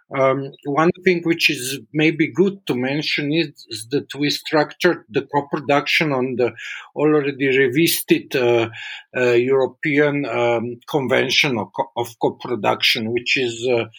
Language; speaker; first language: English; non-native, fluent; Slovenian